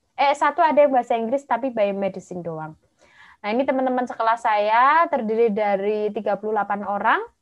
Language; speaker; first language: Indonesian; native; Indonesian